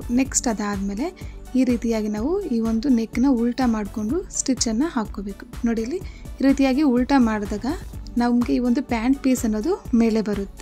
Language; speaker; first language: Kannada; native; Kannada